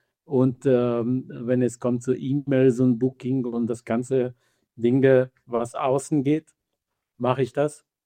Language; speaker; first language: German; non-native, fluent; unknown